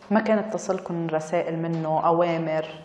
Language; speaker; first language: Arabic; native; Arabic